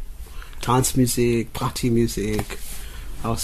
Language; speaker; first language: German; non-native, learner; English